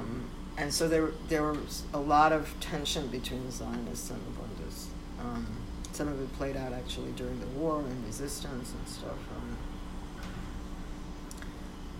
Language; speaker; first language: English; early bilingual, other home language; Polish